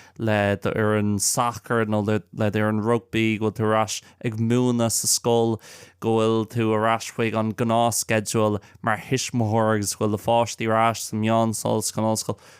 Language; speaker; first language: Irish; non-native, local second language; English